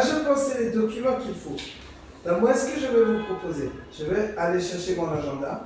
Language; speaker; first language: French; native; French